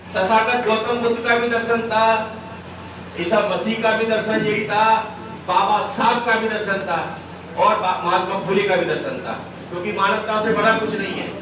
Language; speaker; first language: Hindi; native; Hindi